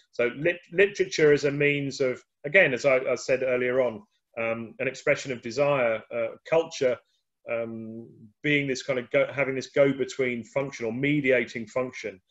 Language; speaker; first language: English; native; English